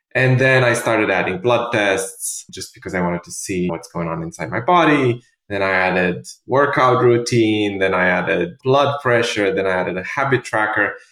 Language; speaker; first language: English; non-native, fluent; Romanian